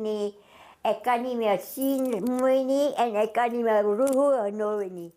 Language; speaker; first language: Afrikaans; non-native, local second language; German